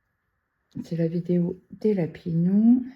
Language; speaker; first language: French; native; French